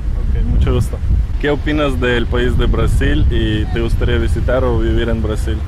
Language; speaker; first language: Spanish; non-native, fluent; Russian